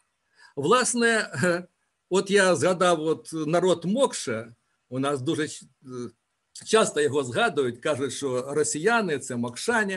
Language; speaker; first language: Ukrainian; native; Ukrainian